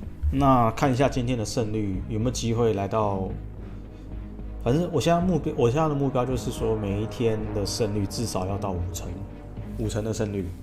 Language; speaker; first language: Chinese; native; Chinese